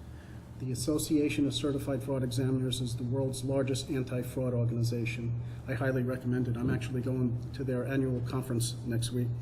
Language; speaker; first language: English; native; English